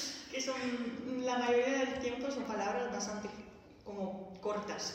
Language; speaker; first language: Spanish; non-native, fluent; Dutch